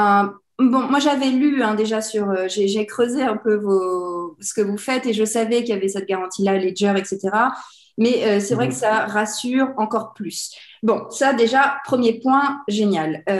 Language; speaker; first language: French; native; French